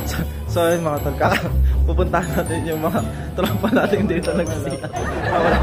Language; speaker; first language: Filipino; native; Filipino